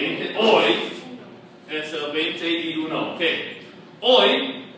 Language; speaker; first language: Spanish; non-native, fluent; English